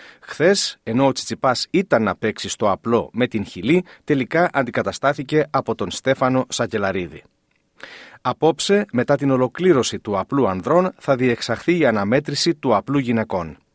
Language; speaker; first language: Greek; native; Greek